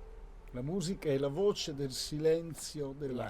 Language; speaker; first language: Italian; native; Italian